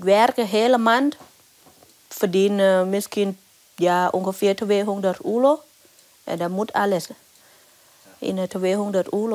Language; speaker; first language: Dutch; non-native, learner; Thai